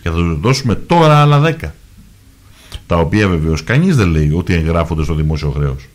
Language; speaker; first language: Greek; native; Greek